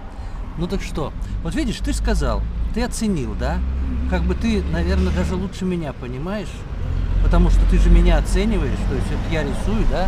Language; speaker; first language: Russian; native; Russian